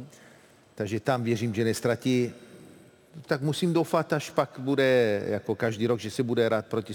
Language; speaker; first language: Czech; non-native, fluent; Italian